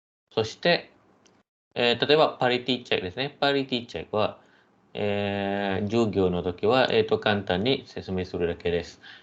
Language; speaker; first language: Japanese; non-native, fluent; Malay